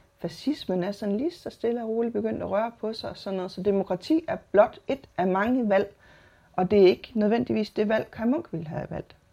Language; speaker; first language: Danish; native; Danish